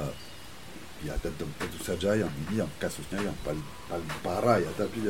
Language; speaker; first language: Indonesian; non-native, fluent; French